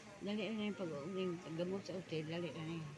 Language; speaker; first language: Filipino; non-native, local second language; Cebuano